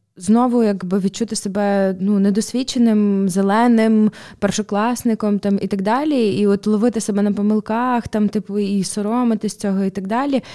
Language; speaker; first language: Ukrainian; native; Ukrainian